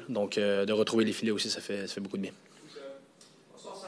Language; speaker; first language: French; native; French